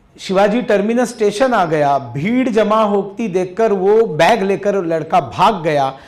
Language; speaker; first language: Hindi; non-native, local second language; Marathi